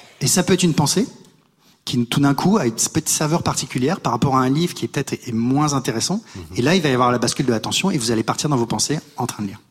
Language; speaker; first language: French; native; French